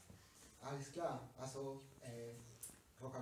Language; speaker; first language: German; non-native, learner; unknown